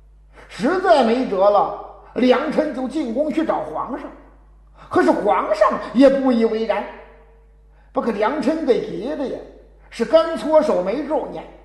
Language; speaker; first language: Chinese; native; Chinese